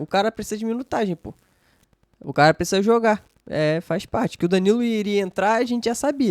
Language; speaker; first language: Portuguese; native; Portuguese